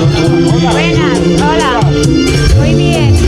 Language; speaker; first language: Spanish; non-native, learner; Polish